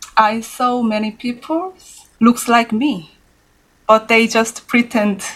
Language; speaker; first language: English; non-native, learner; Korean